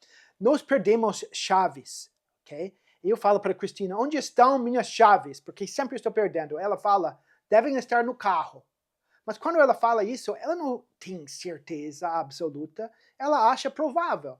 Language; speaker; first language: Portuguese; non-native, fluent; English